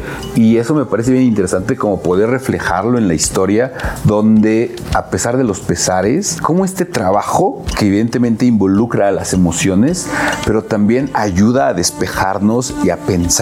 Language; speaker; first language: Spanish; native; Spanish